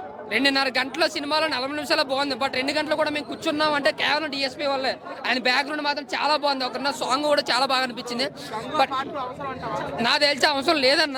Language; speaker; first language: Telugu; native; Telugu